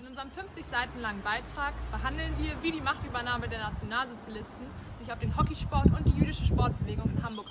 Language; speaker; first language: German; native; German